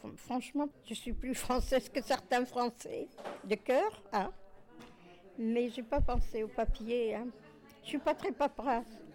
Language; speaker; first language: French; non-native, local second language; Arabic